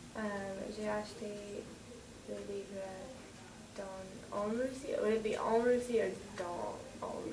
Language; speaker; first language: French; non-native, learner; English